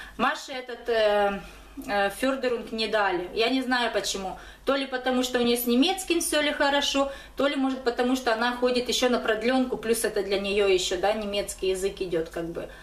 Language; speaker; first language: Russian; native; Russian